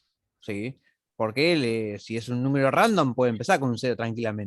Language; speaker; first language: Spanish; native; Spanish